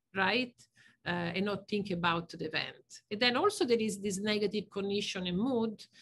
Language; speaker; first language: English; non-native, fluent; Italian